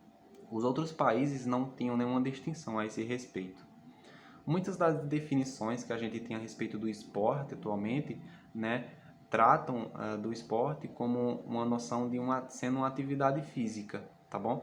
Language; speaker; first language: Portuguese; native; Portuguese